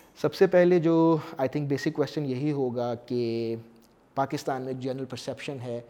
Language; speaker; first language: Urdu; native; Urdu